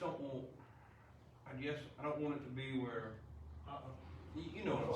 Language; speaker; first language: English; native; English